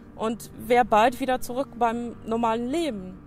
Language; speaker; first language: German; non-native, fluent; English